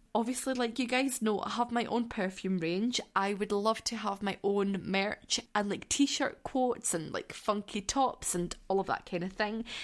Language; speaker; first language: English; native; English